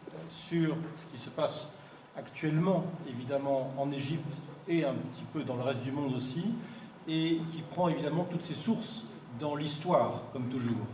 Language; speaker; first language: French; native; French